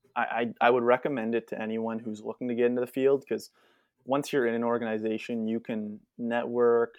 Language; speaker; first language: English; native; English